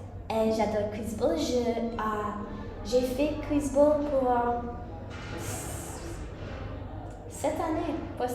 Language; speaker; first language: French; non-native, learner; English